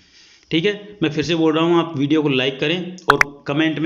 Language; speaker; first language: Hindi; native; Hindi